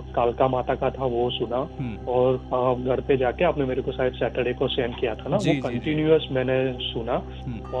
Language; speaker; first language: Hindi; non-native, local second language; Gujarati